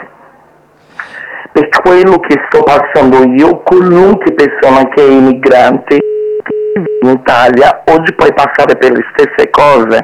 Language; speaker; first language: Italian; non-native, fluent; Portuguese